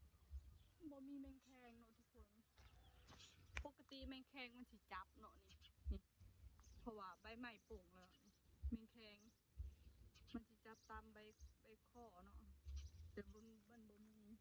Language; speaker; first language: Thai; non-native, local second language; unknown